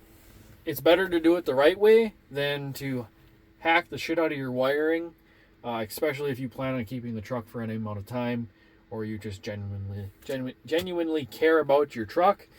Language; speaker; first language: English; native; English